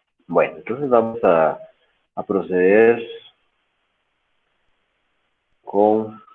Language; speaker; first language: Spanish; native; Spanish